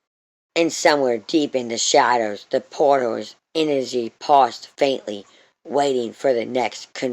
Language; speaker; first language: English; native; English